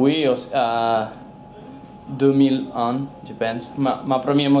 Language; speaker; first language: French; non-native, learner; Spanish